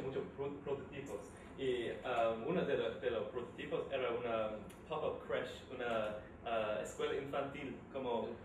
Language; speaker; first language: Spanish; non-native, learner; English